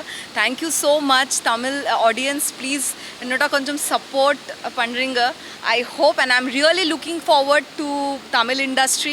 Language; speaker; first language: Tamil; non-native, learner; Malayalam